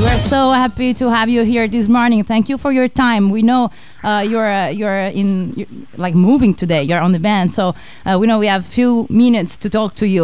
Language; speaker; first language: English; non-native, fluent; Italian